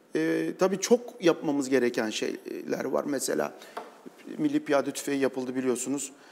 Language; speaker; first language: Turkish; native; Turkish